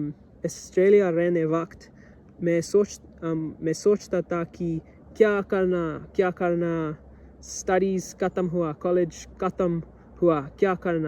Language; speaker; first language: Hindi; non-native, learner; English